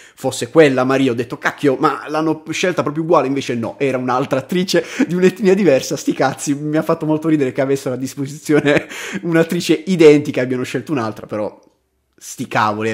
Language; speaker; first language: Italian; native; Italian